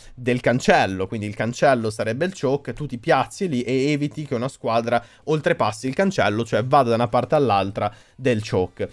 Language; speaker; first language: Italian; native; Italian